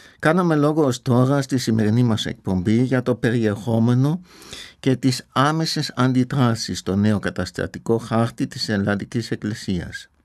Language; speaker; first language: Greek; non-native, fluent; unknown